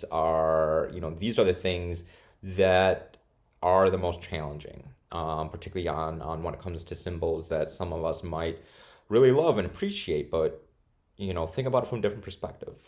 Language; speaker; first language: English; native; English